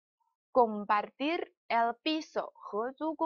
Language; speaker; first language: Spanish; non-native, fluent; Chinese